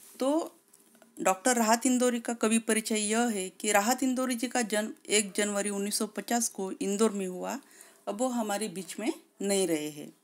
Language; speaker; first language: Hindi; non-native, local second language; Marathi